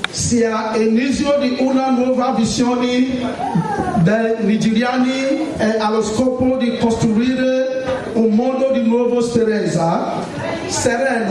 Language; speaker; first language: Italian; non-native, fluent; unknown